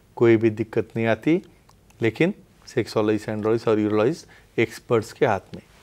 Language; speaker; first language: Hindi; non-native, local second language; Marathi